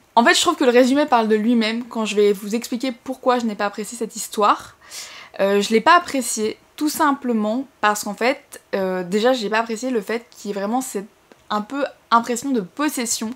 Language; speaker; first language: French; native; French